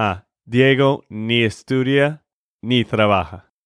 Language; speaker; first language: Spanish; non-native, learner; English